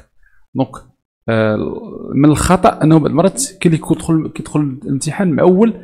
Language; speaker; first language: Arabic; native; Arabic